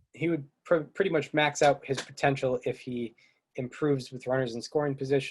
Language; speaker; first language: English; native; English